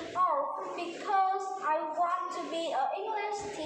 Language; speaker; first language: English; non-native, learner; Vietnamese